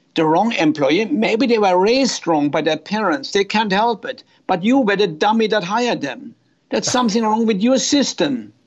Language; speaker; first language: English; non-native, fluent; German